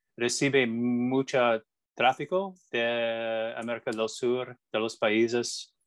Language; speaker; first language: Spanish; non-native, learner; English